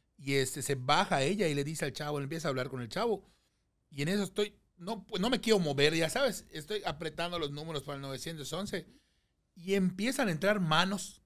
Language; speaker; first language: Spanish; native; Spanish